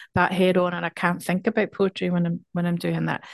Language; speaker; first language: English; native; English